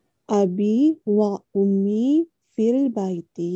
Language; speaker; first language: Arabic; non-native, learner; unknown